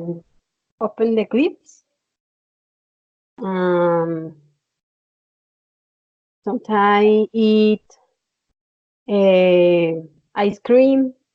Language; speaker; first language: English; non-native, learner; Spanish